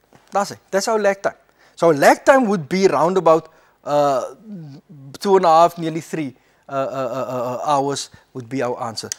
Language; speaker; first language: English; non-native, local second language; Afrikaans